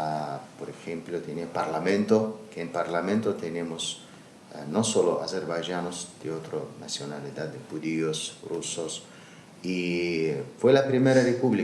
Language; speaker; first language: Spanish; non-native, learner; Azerbaijani